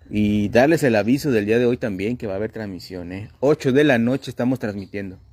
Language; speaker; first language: Spanish; native; Spanish